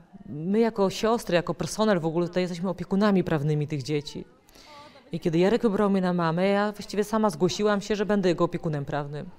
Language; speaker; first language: Polish; native; Polish